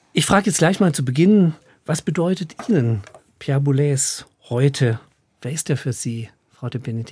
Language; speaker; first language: German; native; German